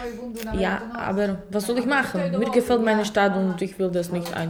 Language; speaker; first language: German; non-native, learner; Slovak